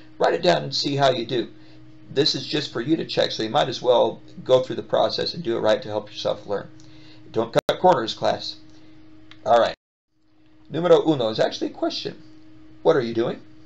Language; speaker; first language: English; native; English